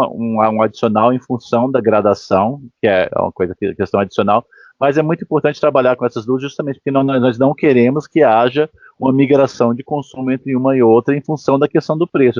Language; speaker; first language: Portuguese; native; Portuguese